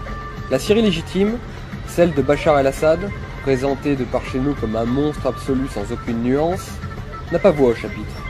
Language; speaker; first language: French; native; French